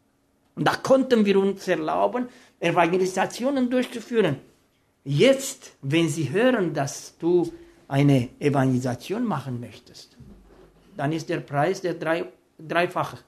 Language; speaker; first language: German; non-native, fluent; Romanian